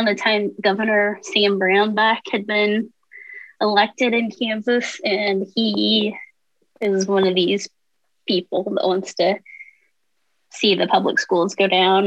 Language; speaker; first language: English; native; English